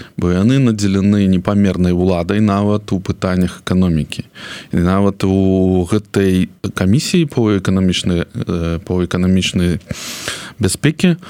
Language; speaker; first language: Belarusian; non-native, local second language; Russian